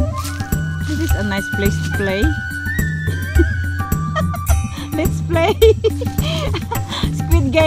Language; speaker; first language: English; non-native, local second language; Filipino